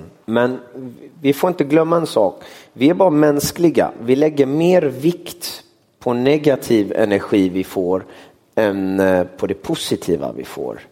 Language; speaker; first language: Swedish; early bilingual, other home language; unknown